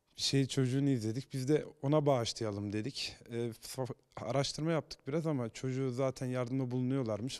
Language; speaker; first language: Turkish; native; Turkish